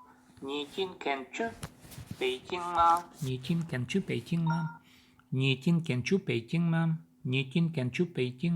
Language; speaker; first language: Chinese; non-native, learner; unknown